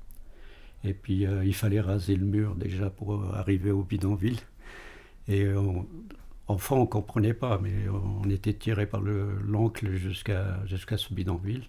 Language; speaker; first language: French; early bilingual, other home language; Arabic